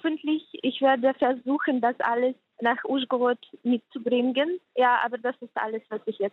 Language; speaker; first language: German; non-native, fluent; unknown